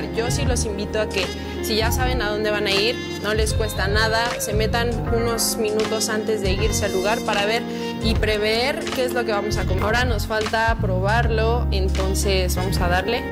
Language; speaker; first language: Spanish; native; Spanish